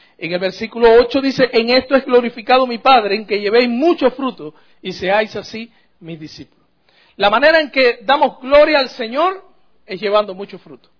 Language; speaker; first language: Spanish; native; Spanish